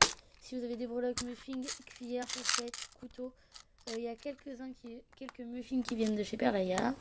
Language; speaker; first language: French; native; French